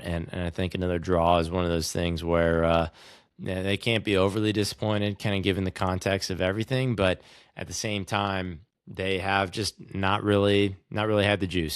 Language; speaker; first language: English; native; English